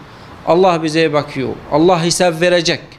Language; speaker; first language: Turkish; non-native, fluent; Arabic